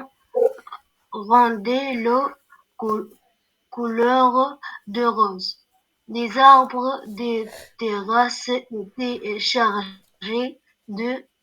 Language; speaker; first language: French; non-native, learner; Arabic